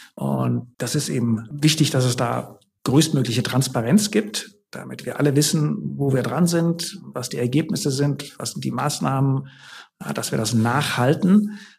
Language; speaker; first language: German; native; German